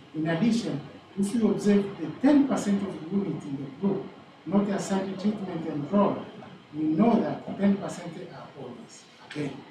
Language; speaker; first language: English; non-native, local second language; Swahili